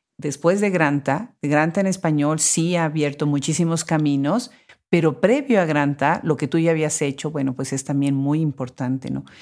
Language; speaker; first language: Spanish; native; Spanish